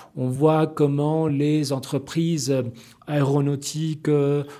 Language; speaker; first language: French; non-native, fluent; Spanish